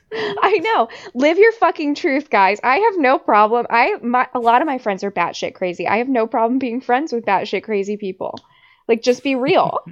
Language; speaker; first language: English; native; English